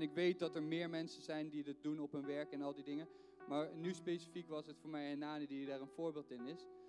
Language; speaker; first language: Dutch; native; Dutch